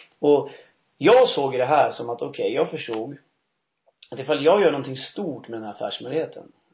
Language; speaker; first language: Swedish; early bilingual, heritage; Swedish